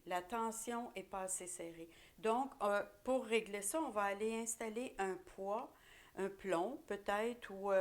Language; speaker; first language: French; native; French